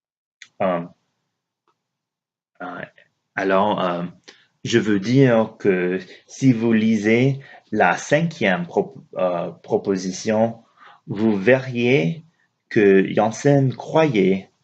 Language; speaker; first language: French; non-native, learner; English